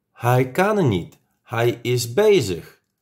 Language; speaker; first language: Dutch; non-native, fluent; Polish